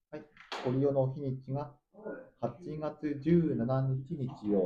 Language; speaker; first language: Japanese; native; Japanese